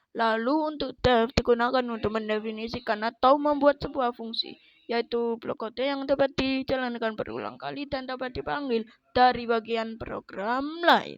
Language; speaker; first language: Indonesian; native; Indonesian